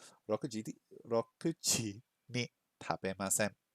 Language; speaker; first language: Japanese; non-native, learner; English